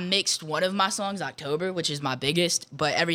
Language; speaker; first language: English; native; English